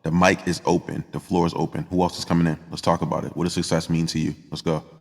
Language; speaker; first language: English; native; English